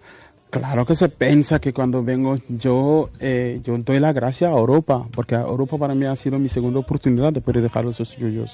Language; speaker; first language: Spanish; non-native, fluent; Wolof